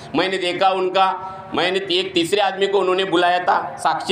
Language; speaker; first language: Hindi; non-native, local second language; Marathi